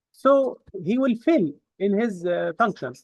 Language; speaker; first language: English; non-native, fluent; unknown